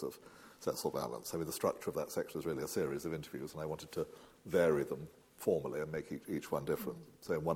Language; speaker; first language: English; native; English